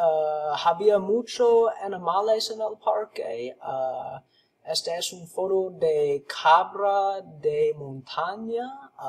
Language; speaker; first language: Spanish; non-native, learner; English